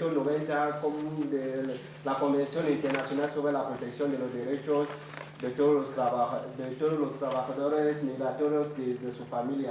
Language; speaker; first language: Spanish; non-native, fluent; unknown